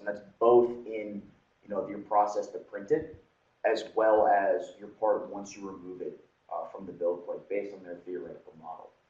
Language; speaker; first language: English; native; English